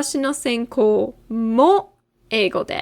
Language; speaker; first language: Japanese; non-native, fluent; English